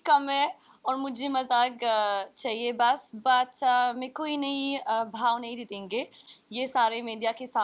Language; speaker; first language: Hindi; non-native, learner; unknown